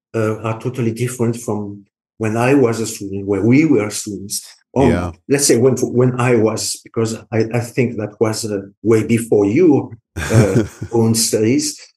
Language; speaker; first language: English; non-native, fluent; French